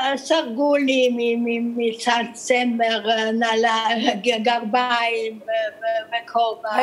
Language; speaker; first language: Hebrew; early bilingual, other home language; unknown